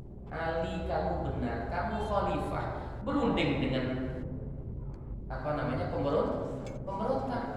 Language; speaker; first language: Indonesian; native; Indonesian